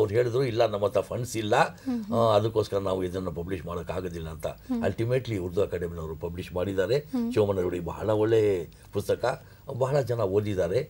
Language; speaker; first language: Kannada; non-native, local second language; Urdu